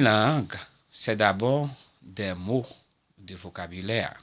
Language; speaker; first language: French; non-native, local second language; Haitian Creole